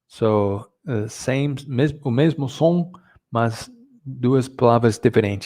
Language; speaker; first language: Portuguese; non-native, fluent; English